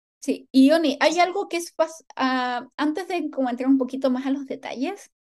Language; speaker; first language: Spanish; native; Spanish